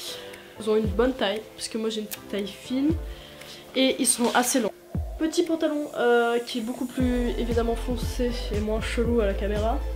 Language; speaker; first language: French; native; French